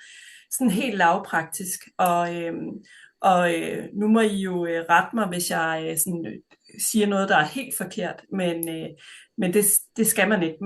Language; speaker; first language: Danish; native; Danish